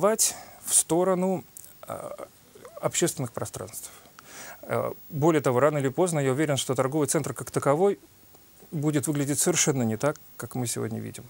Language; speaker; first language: Russian; native; Russian